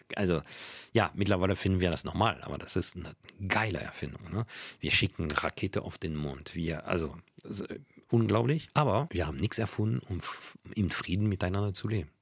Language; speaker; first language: German; non-native, fluent; French